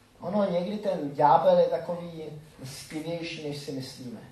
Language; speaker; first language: Czech; native; Czech